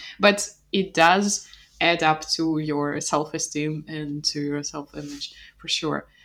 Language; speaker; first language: English; non-native, fluent; Russian